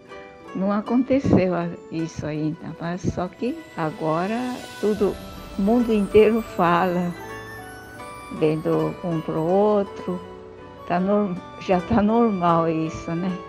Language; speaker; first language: Portuguese; early bilingual, other home language; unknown